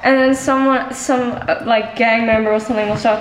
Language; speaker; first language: English; non-native, local second language; Afrikaans